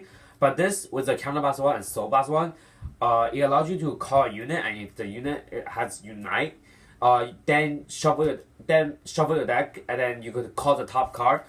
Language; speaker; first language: English; non-native, fluent; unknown